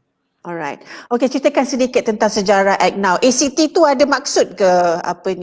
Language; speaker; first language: Malay; native; Malay